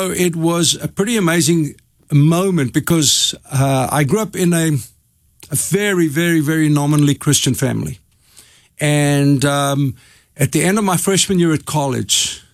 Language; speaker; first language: English; non-native, local second language; Afrikaans